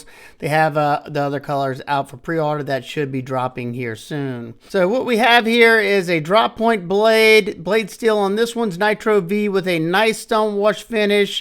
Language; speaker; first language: English; native; English